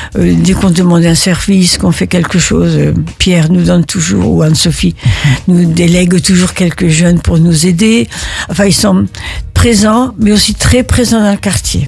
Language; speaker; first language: French; early bilingual, other home language; Italian